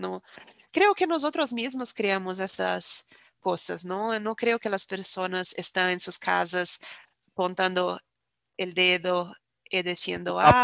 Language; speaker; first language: Spanish; non-native, fluent; Portuguese